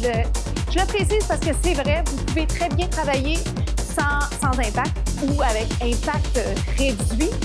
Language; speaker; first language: French; native; French